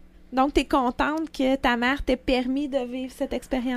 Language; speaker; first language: French; native; French